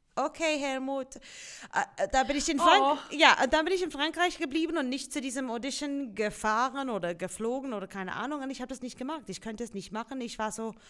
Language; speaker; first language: German; non-native, fluent; English